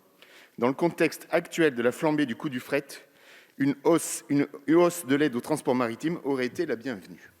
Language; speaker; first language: French; native; French